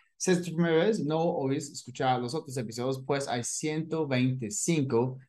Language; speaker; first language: Spanish; non-native, fluent; English